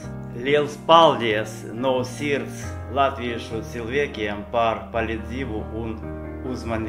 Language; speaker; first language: Latvian; non-native, learner; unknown